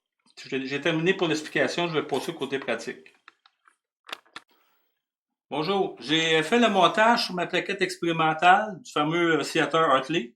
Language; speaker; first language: French; native; French